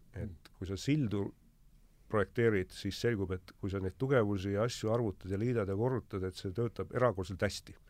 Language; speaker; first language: Estonian; native; Estonian